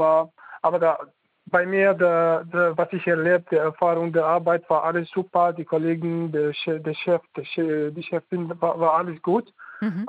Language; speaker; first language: German; non-native, learner; Arabic